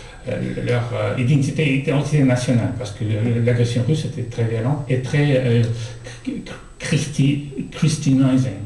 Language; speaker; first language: French; non-native, fluent; Russian